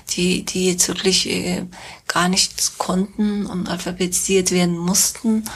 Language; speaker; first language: German; non-native, fluent; Persian